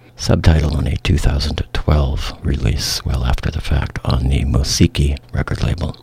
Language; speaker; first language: English; native; English